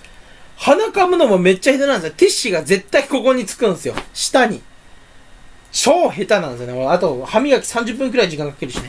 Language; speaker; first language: Japanese; native; Japanese